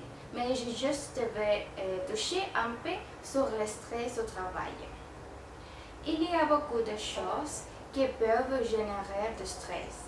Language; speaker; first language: French; non-native, learner; Spanish